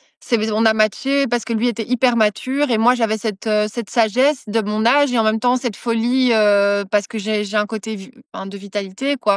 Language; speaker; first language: French; native; French